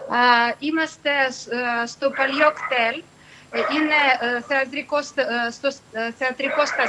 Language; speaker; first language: Greek; non-native, fluent; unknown